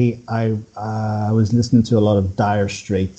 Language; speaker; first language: English; native; English